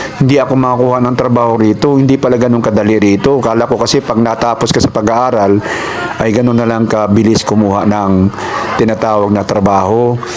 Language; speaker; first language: Filipino; non-native, local second language; Cebuano